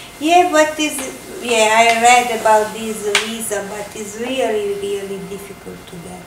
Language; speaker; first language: English; non-native, fluent; Italian